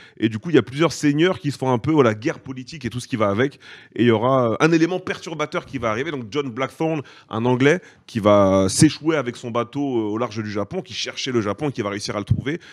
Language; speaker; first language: French; native; French